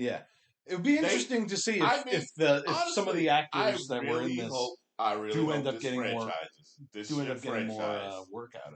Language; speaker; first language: English; native; English